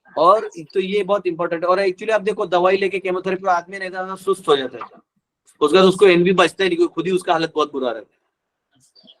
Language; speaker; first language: Hindi; non-native, local second language; Marathi